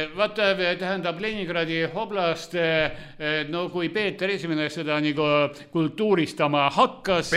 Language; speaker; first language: Estonian; non-native, local second language; Russian